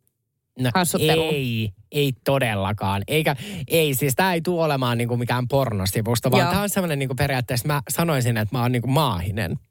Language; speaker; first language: Finnish; native; Finnish